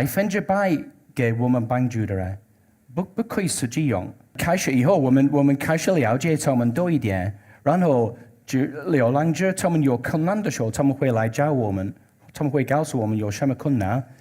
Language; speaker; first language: Chinese; non-native, learner; English